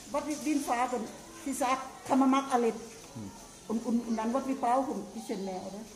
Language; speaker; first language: German; non-native, learner; Thai